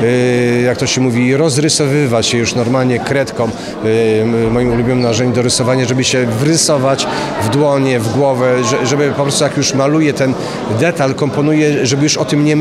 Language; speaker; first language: Polish; native; Polish